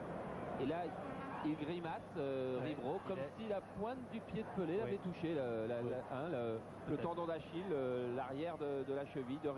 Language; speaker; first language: French; native; French